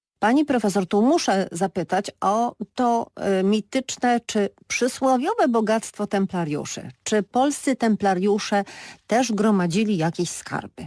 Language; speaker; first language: Polish; native; Polish